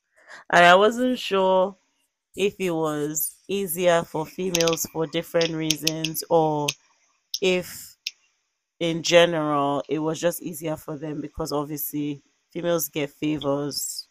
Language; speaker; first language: English; non-native, local second language; Yoruba